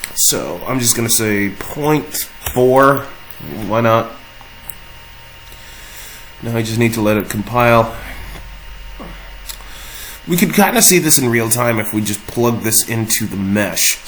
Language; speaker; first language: English; native; English